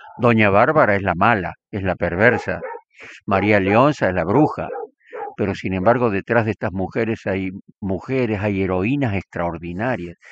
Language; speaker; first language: Spanish; native; Spanish